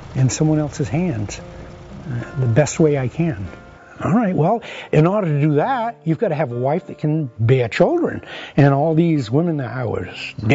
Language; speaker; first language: English; native; English